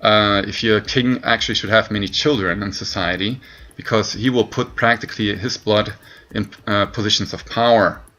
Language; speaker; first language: English; non-native, fluent; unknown